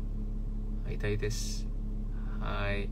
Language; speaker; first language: Japanese; non-native, learner; Korean